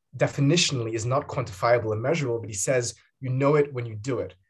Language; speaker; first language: English; native; English